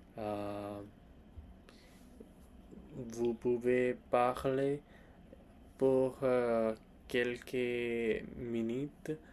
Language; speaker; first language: French; non-native, learner; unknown